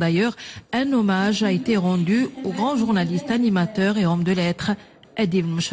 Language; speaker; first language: French; non-native, local second language; Arabic